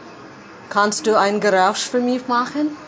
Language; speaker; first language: German; non-native, learner; English